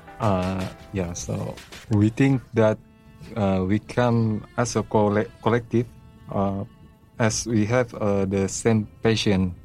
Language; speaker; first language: English; non-native, learner; Malay